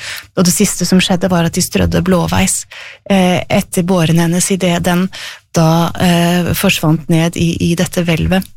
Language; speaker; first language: Norwegian; native; Norwegian